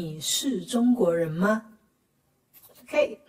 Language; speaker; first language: Chinese; non-native, fluent; Khmer